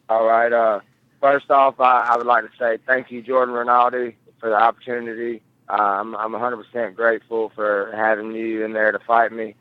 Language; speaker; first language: English; native; English